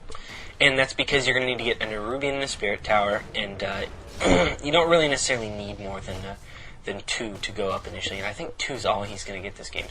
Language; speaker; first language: English; native; English